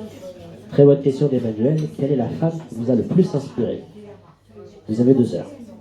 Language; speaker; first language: French; native; French